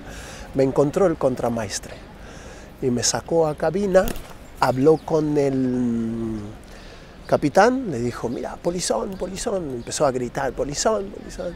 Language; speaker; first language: Spanish; non-native, fluent; Krio